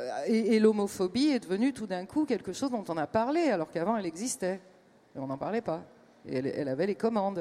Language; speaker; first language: French; native; French